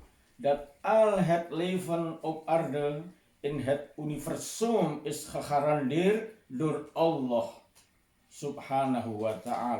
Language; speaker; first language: Dutch; non-native, fluent; Indonesian